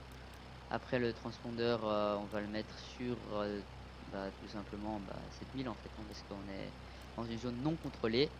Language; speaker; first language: French; native; French